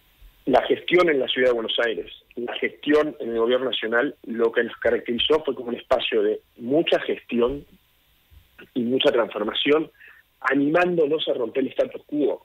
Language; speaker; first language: Spanish; native; Spanish